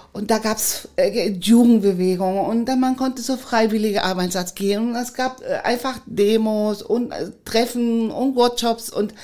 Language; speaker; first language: German; non-native, fluent; Spanish